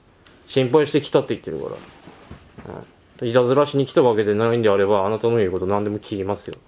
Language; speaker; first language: Japanese; native; Japanese